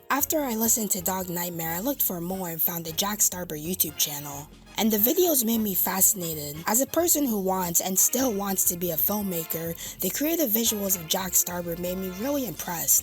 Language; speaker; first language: English; native; English